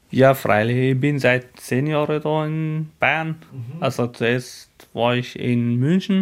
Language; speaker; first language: German; non-native, fluent; Arabic